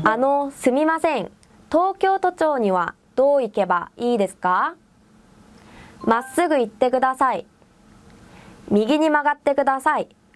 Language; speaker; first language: Japanese; non-native, fluent; Korean